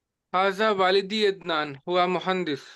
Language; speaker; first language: Arabic; non-native, learner; Urdu